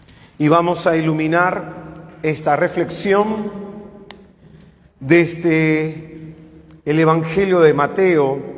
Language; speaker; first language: Spanish; native; Spanish